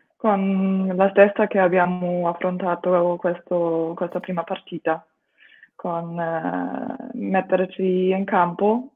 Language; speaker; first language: Italian; non-native, fluent; German